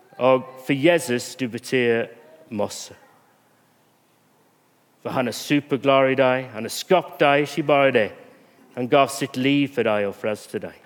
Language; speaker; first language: Norwegian; non-native, fluent; English